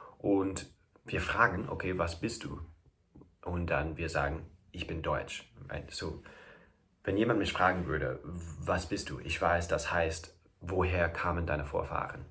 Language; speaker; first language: German; non-native, fluent; English